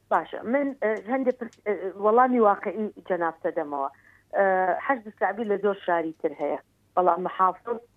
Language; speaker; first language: Central Kurdish; native; Central Kurdish